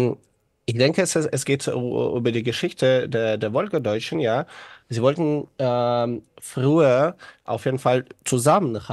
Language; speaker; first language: German; non-native, learner; Russian